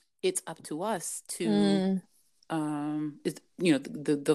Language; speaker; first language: English; native; English